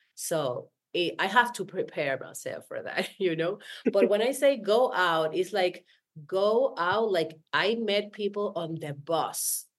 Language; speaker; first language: English; non-native, fluent; Spanish